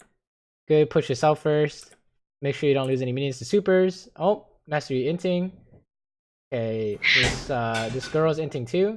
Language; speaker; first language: English; native; English